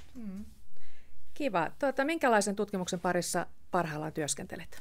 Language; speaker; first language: Finnish; native; Finnish